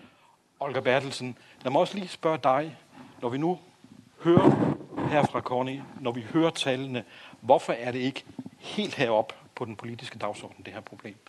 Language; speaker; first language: Danish; native; Danish